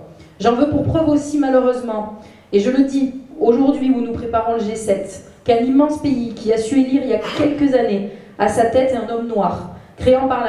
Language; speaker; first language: French; native; French